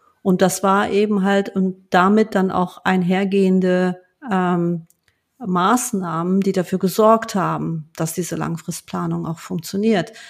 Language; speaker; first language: German; early bilingual, other home language; Turkish